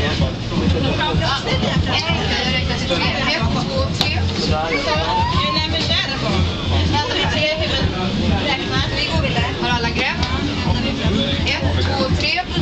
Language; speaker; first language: Swedish; native; Swedish